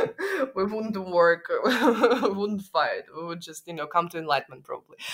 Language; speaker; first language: English; non-native, fluent; Russian